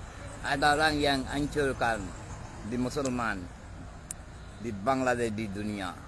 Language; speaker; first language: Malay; non-native, learner; Bangla